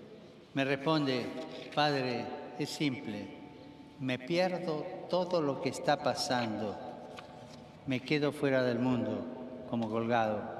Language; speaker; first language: Spanish; native; Spanish